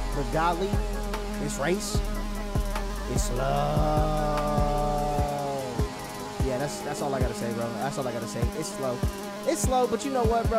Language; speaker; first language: English; native; English